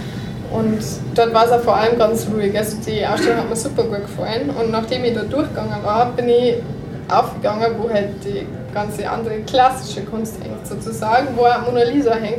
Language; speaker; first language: German; native; German